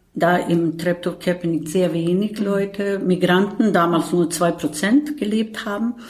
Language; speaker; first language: German; non-native, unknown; Bosnian